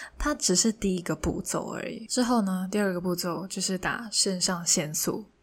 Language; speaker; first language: Chinese; non-native, local second language; Cantonese